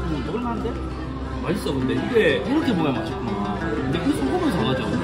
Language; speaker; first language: Korean; native; Korean